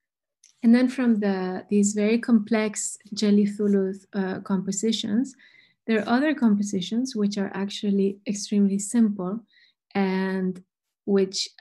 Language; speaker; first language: English; non-native, fluent; Spanish